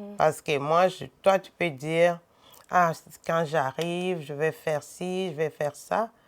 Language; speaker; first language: French; non-native, local second language; Lingala